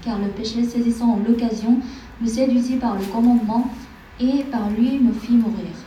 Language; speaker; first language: French; non-native, fluent; Korean